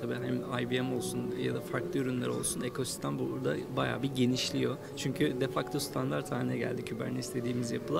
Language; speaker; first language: Turkish; native; Turkish